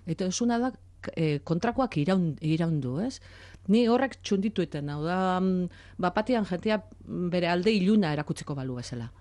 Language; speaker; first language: Basque; native; Basque